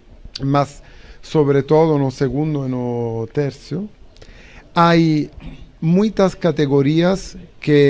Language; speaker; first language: Portuguese; non-native, learner; Italian